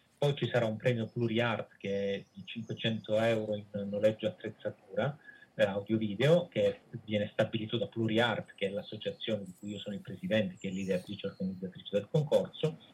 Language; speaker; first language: Italian; native; Italian